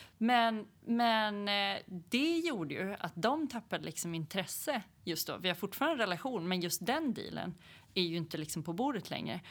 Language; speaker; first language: Swedish; native; Swedish